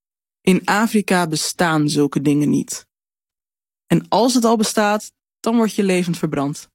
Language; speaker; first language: Dutch; early bilingual, other home language; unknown